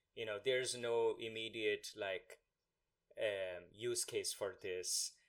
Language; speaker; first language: English; non-native, local second language; Bangla